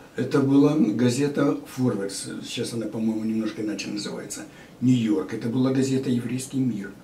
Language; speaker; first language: Russian; native; Russian